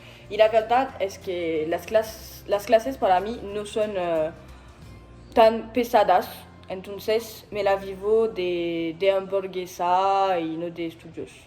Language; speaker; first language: Spanish; non-native, learner; French